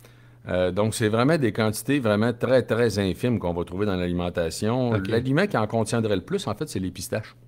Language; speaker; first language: French; native; French